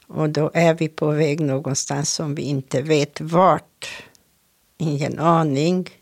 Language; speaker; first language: Swedish; non-native, fluent; Hungarian